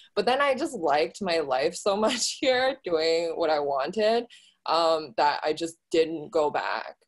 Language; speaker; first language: English; early bilingual, other home language; Chinese